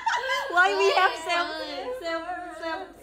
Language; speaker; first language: English; non-native, learner; Indonesian